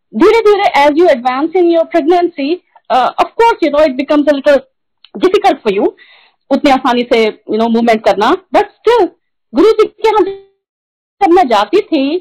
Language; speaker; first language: Hindi; native; Hindi